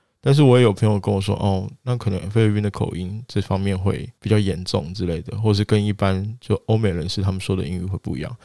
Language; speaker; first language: Chinese; non-native, local second language; Wu Chinese